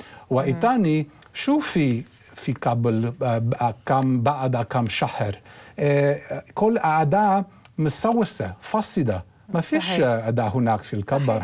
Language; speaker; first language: Arabic; non-native, learner; English